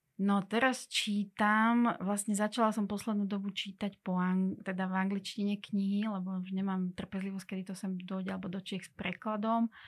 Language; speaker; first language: Slovak; non-native, local second language; Hungarian